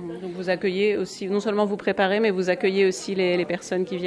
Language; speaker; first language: French; native; French